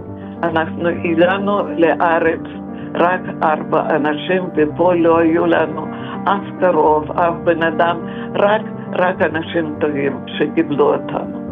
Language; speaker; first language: Hebrew; non-native, fluent; Russian